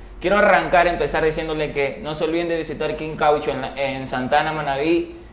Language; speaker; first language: Spanish; native; Spanish